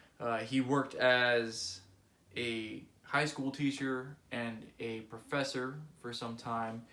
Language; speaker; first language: English; native; English